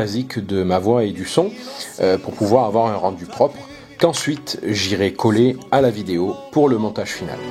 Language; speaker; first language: French; native; French